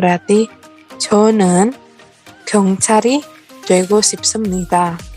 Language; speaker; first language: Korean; non-native, learner; Indonesian